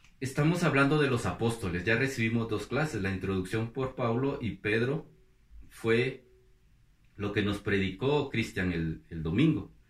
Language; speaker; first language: Spanish; native; Spanish